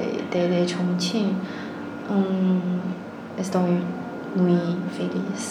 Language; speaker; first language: Spanish; non-native, learner; Chinese